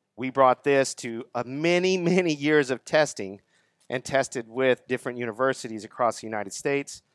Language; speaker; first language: English; native; English